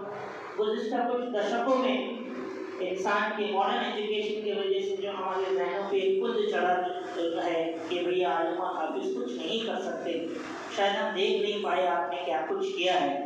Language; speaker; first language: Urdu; non-native, local second language; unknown